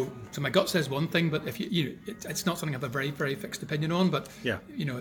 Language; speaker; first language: English; native; English